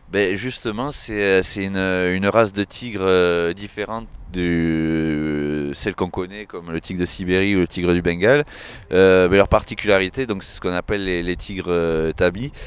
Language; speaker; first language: French; native; French